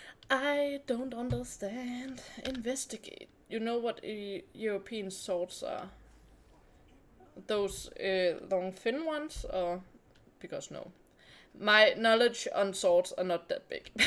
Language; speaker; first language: English; non-native, fluent; Danish